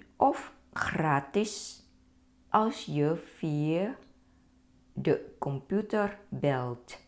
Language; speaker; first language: Dutch; non-native, fluent; Thai